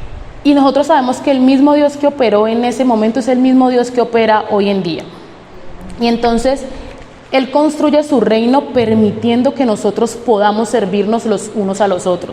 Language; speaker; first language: Spanish; native; Spanish